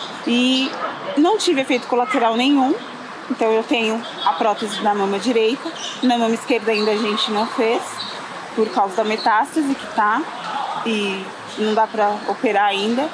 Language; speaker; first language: Portuguese; native; Portuguese